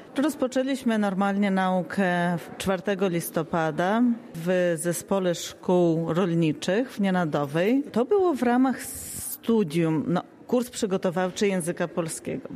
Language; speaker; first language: Polish; early bilingual, heritage; Polish